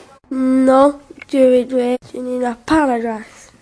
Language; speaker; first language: French; non-native, learner; English